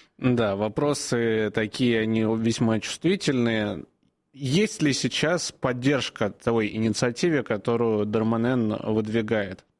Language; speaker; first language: Russian; native; Russian